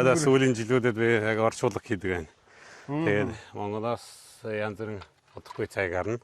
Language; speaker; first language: Mongolian; non-native, fluent; Hungarian